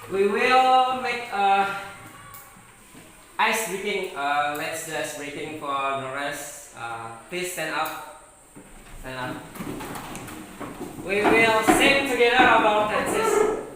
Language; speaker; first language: English; non-native, fluent; Indonesian